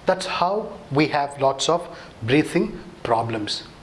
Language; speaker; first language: English; non-native, local second language; Tamil